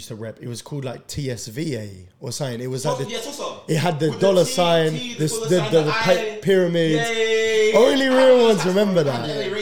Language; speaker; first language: English; native; English